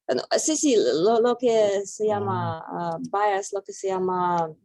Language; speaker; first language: Spanish; non-native, fluent; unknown